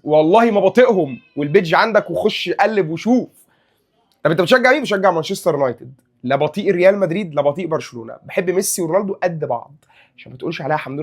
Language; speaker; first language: Arabic; native; Arabic